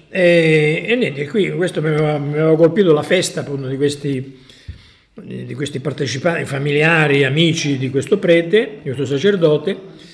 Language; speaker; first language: Italian; native; Italian